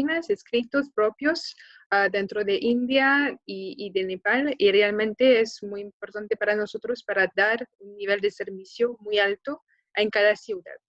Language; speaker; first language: Spanish; non-native, fluent; French